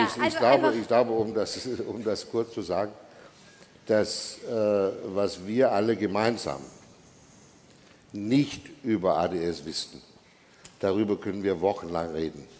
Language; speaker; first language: German; non-native, fluent; Danish